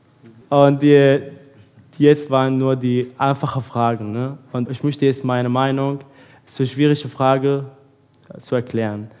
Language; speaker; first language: German; non-native, learner; Arabic